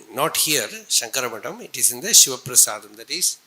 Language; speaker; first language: English; non-native, local second language; Tamil